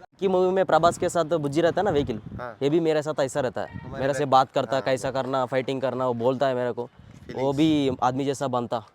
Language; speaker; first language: Hindi; non-native, local second language; Telugu